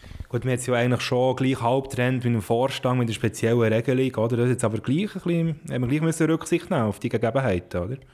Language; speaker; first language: German; native; German